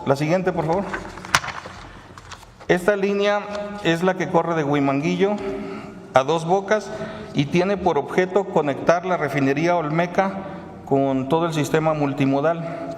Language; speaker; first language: Spanish; native; Spanish